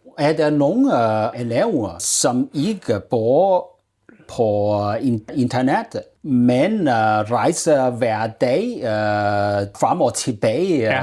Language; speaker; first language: Danish; non-native, learner; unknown